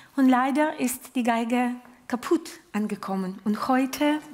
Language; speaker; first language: German; non-native, learner; Ukrainian